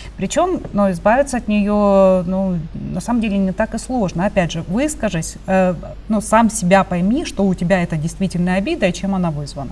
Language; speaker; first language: Russian; native; Russian